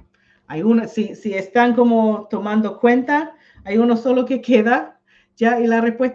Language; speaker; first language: Spanish; non-native, fluent; English